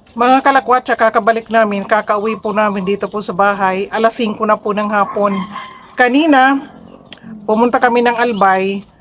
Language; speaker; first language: Filipino; non-native, local second language; Bikol